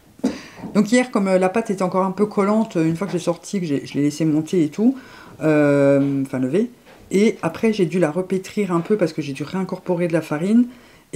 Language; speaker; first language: French; native; French